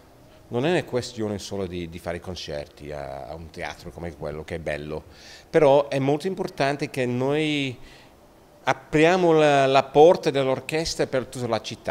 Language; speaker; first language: Italian; non-native, fluent; English